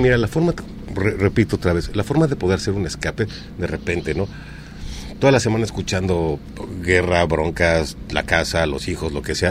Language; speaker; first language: Spanish; native; Spanish